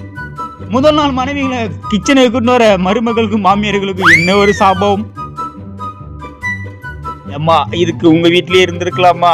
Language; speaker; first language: Tamil; native; Tamil